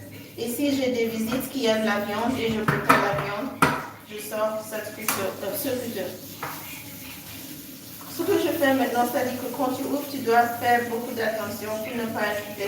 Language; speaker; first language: French; non-native, learner; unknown